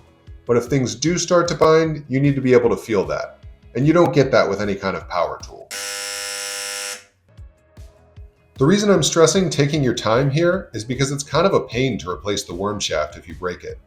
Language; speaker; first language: English; native; English